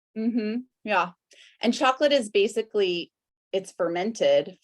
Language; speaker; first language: English; native; English